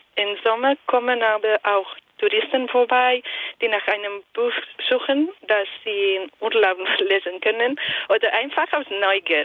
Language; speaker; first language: German; non-native, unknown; Italian